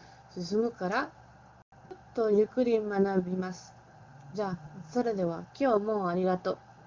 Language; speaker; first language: Japanese; non-native, learner; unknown